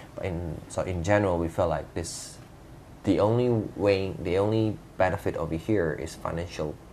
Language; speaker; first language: English; non-native, fluent; Indonesian